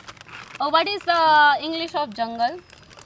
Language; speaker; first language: English; non-native, learner; Hindi